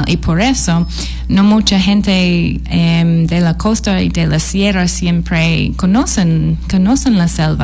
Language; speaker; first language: Spanish; non-native, fluent; English